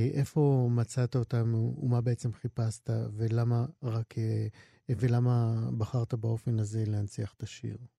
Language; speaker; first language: Hebrew; native; Hebrew